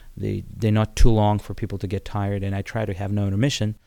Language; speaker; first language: English; non-native, fluent; Ukrainian